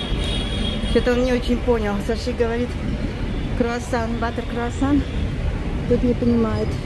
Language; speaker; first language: Russian; native; Russian